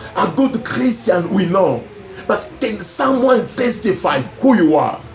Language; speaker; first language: English; non-native, local second language; Swahili